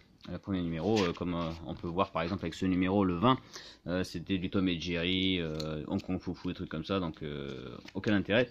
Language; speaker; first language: French; native; French